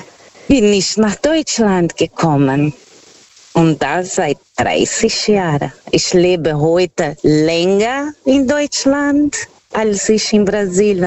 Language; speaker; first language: German; non-native, fluent; Portuguese